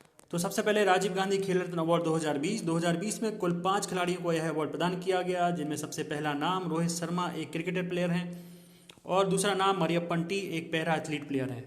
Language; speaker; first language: Hindi; native; Hindi